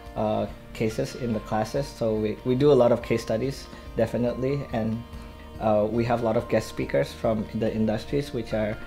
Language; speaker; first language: English; non-native, fluent; Indonesian